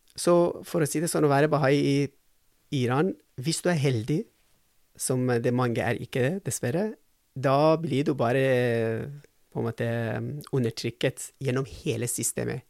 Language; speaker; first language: Norwegian; non-native, fluent; Persian